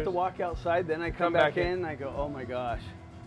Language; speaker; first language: English; native; English